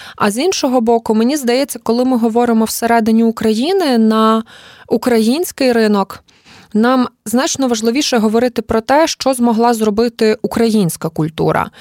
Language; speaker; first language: Ukrainian; native; Ukrainian